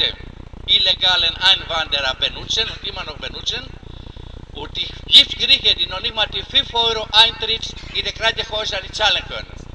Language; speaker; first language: German; non-native, fluent; Greek